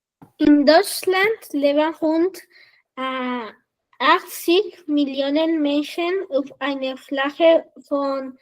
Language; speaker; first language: German; non-native, learner; Spanish